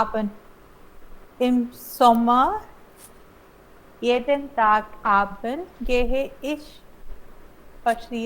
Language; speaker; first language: German; non-native, learner; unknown